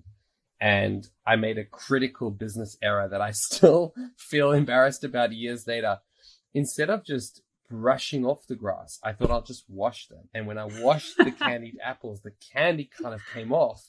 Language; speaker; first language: English; native; English